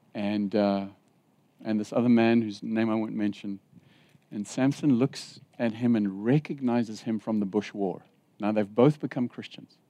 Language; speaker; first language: English; native; English